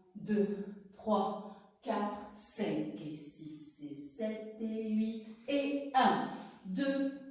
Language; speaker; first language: French; native; French